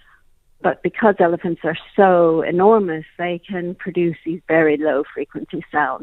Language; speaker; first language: English; native; English